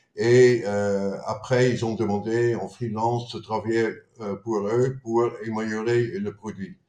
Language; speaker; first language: French; non-native, fluent; Dutch